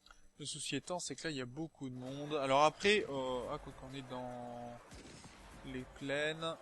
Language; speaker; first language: French; native; French